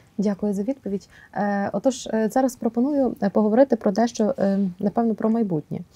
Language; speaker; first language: Ukrainian; native; Ukrainian